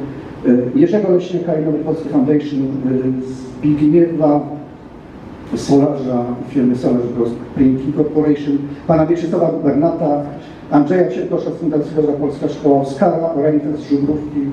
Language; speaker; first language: Polish; native; Polish